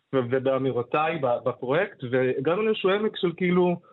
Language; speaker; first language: Hebrew; native; Hebrew